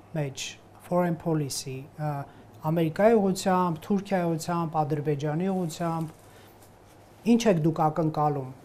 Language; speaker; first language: Armenian; native; Armenian